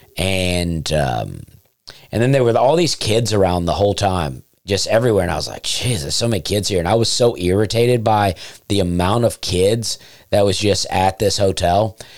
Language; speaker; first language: English; native; English